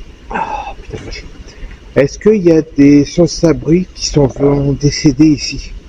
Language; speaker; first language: French; native; French